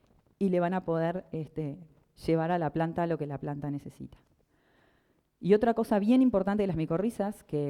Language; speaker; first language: Spanish; native; Spanish